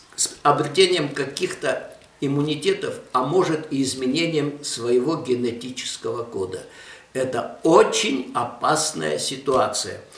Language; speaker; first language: Russian; non-native, local second language; Armenian